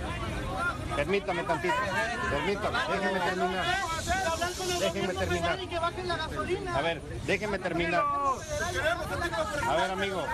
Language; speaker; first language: Spanish; native; Spanish